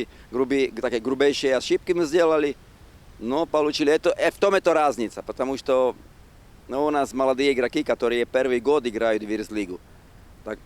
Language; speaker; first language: Russian; non-native, fluent; Slovak